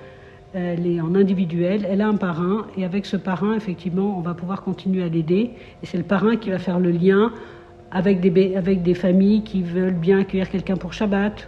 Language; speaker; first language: French; native; French